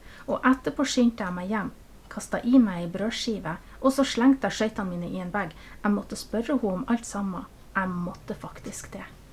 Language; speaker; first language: Norwegian; native; Norwegian